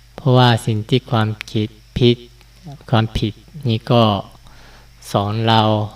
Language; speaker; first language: Thai; non-native, fluent; Japanese